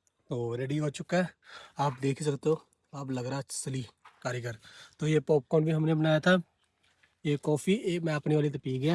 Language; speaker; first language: Hindi; non-native, local second language; Punjabi